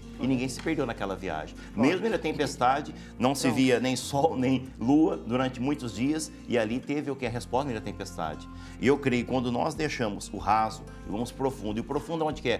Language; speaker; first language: Portuguese; native; Portuguese